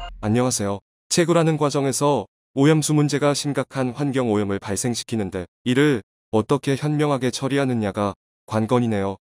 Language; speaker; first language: Korean; native; Korean